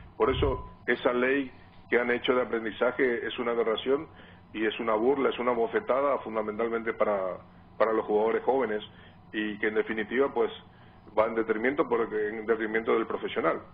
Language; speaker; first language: Spanish; native; Spanish